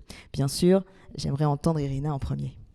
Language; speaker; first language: French; native; French